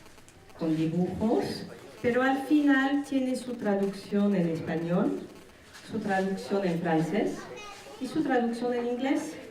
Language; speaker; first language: Spanish; non-native, fluent; French